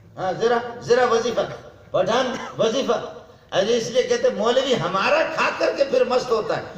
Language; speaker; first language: Urdu; non-native, local second language; Brahui